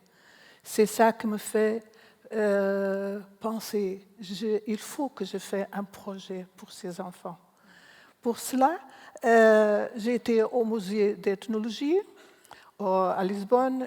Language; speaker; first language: French; non-native, learner; Portuguese